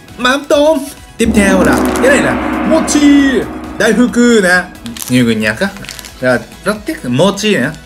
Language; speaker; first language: Vietnamese; non-native, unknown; Japanese